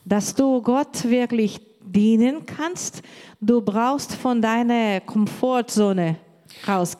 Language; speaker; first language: German; non-native, learner; Portuguese